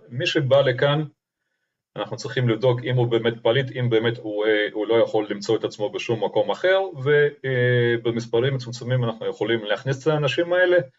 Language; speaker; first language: Hebrew; non-native, fluent; Russian